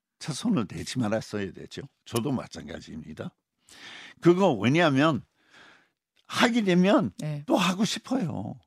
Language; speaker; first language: Korean; non-native, fluent; English